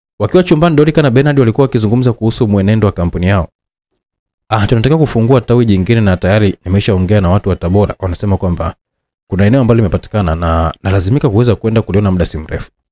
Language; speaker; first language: Swahili; native; Swahili